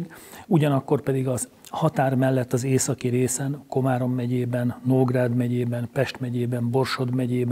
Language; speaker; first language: Hungarian; native; Hungarian